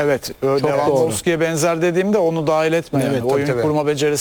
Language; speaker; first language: Turkish; native; Turkish